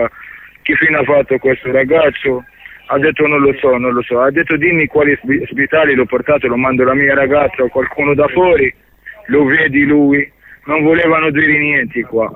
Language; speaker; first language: Italian; non-native, learner; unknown